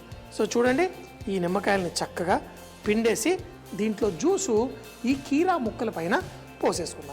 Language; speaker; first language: Telugu; native; Telugu